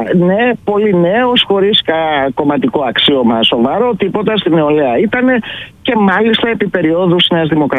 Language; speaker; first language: Greek; native; Greek